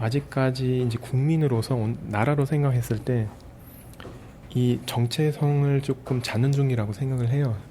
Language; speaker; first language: Korean; early bilingual, heritage; Korean